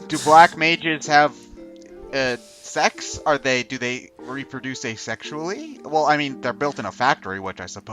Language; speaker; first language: English; native; English